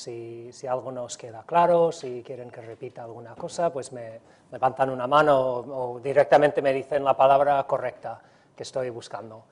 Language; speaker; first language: Spanish; non-native, fluent; English